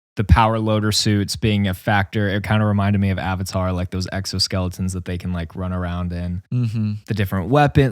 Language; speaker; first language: English; native; English